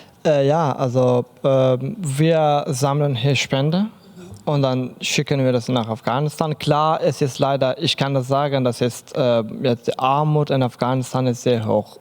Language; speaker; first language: German; non-native, learner; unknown